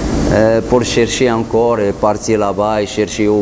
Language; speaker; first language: French; non-native, learner; Arabic